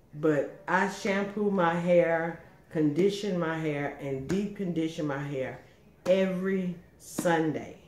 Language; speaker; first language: English; native; English